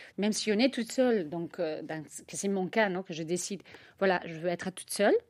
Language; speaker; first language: French; non-native, fluent; Spanish